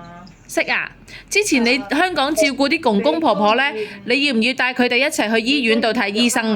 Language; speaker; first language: Cantonese; native; Cantonese